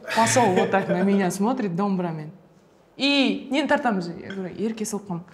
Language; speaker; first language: Russian; non-native, local second language; Kazakh